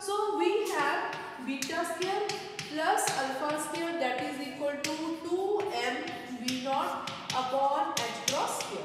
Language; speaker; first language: English; non-native, local second language; Hindi